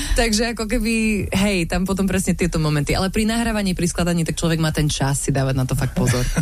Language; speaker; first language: Slovak; early bilingual, other home language; English